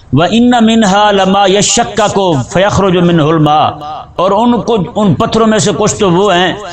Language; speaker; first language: Urdu; native; Urdu